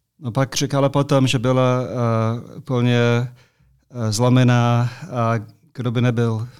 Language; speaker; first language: Czech; non-native, fluent; English